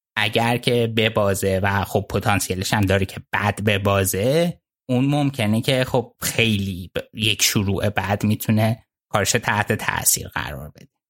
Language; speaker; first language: Persian; native; Persian